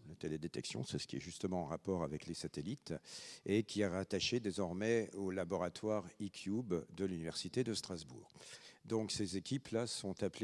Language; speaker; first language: French; native; French